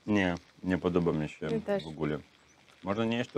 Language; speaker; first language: Polish; non-native, learner; Russian